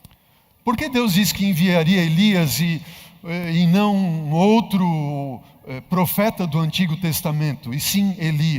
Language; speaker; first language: Portuguese; native; Portuguese